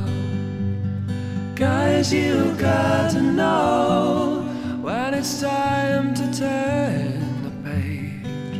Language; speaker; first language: English; native; English